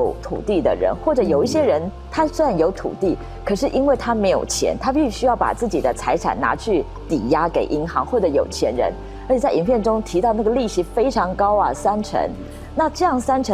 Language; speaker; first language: Chinese; native; Chinese